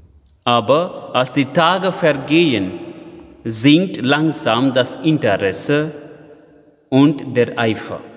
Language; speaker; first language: German; non-native, fluent; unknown